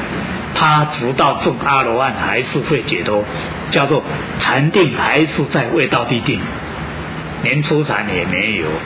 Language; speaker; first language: Chinese; native; Chinese